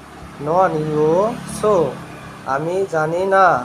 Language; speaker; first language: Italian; non-native, learner; Bangla